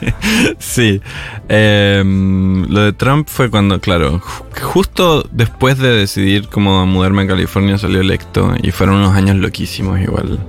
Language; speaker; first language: Spanish; native; Spanish